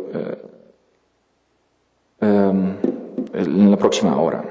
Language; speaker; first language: Spanish; non-native, fluent; Dutch